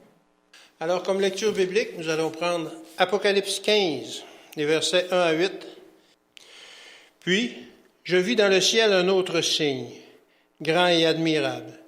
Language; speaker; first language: French; native; French